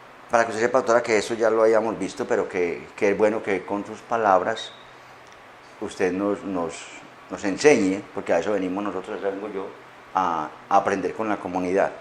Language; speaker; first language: Spanish; native; Spanish